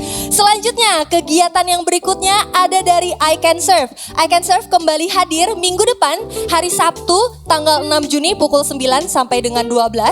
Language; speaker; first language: Indonesian; native; Indonesian